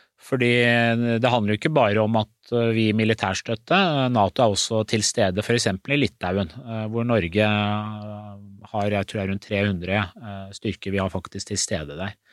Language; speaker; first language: Norwegian; early bilingual, other home language; Persian